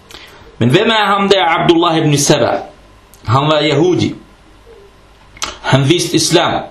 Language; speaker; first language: Danish; early bilingual, other home language; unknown